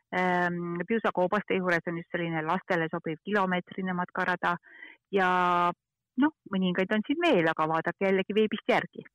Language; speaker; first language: Estonian; native; Estonian